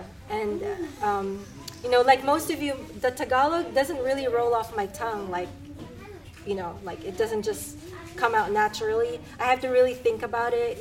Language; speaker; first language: English; non-native, local second language; Filipino